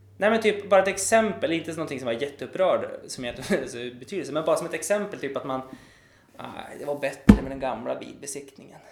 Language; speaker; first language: Swedish; native; Swedish